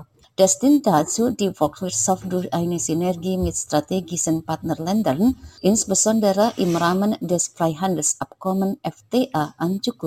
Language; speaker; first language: German; non-native, fluent; Indonesian